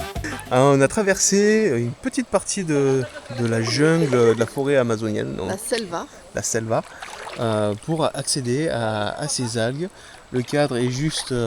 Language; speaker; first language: French; native; French